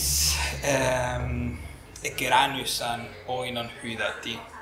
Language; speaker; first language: Greek; non-native, fluent; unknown